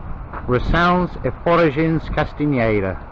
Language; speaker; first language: Portuguese; non-native, learner; English